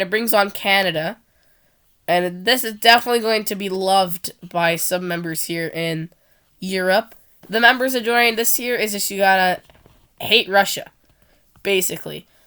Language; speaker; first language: English; non-native, fluent; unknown